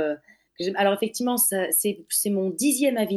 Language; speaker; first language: French; native; French